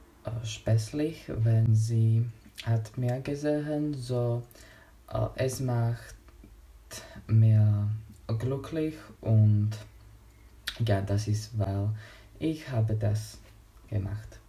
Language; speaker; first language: German; non-native, learner; Slovak